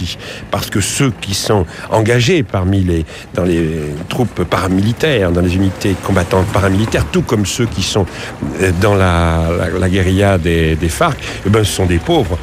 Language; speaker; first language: French; native; French